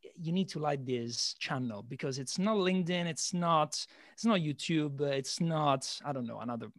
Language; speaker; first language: English; non-native, fluent; Italian